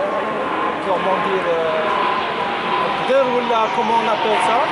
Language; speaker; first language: French; non-native, local second language; Arabic